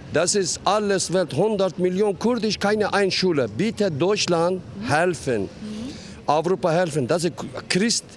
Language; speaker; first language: German; non-native, learner; Kurdish